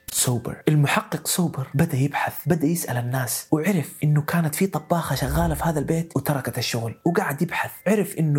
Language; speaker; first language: Arabic; native; Arabic